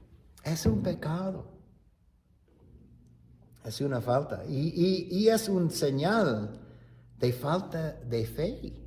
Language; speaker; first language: Spanish; non-native, fluent; English